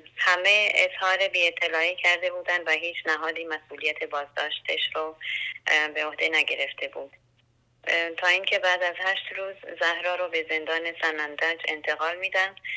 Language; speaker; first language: Persian; non-native, local second language; Central Kurdish